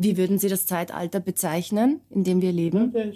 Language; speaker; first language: German; native; German